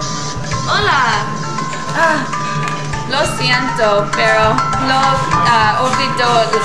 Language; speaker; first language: Spanish; non-native, learner; English